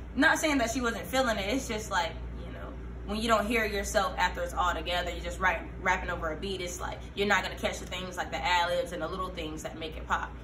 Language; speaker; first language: English; native; English